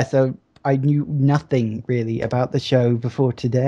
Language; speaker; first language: English; native; English